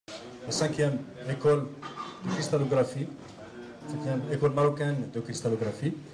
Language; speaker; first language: French; non-native, local second language; Arabic